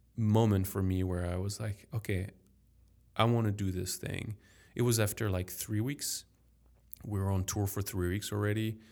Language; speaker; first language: English; non-native, fluent; French